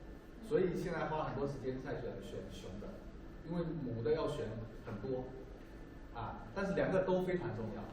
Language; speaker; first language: Chinese; native; Chinese